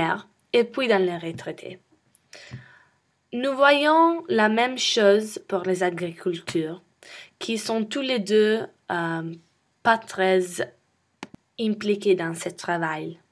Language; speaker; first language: French; non-native, learner; English